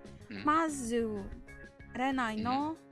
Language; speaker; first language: Japanese; non-native, learner; English